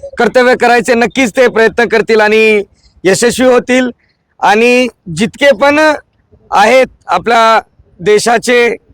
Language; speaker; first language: Marathi; non-native, local second language; Lambadi